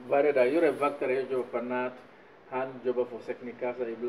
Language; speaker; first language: Swedish; non-native, learner; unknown